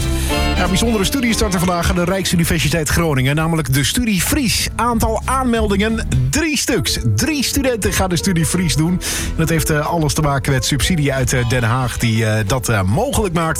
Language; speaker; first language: Dutch; native; Dutch